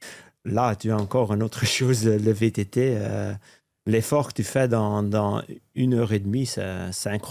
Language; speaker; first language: French; non-native, local second language; Dutch